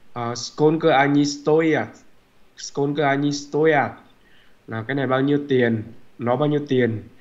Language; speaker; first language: Vietnamese; native; Vietnamese